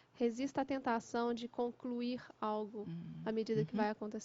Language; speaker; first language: Portuguese; native; Portuguese